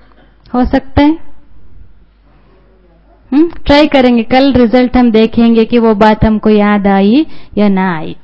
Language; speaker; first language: Hindi; native; Hindi